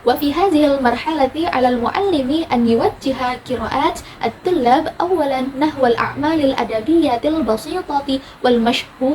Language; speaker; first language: Arabic; non-native, learner; Indonesian